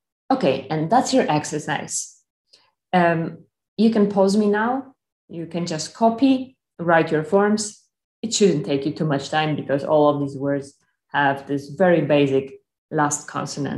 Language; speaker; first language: English; non-native, fluent; Polish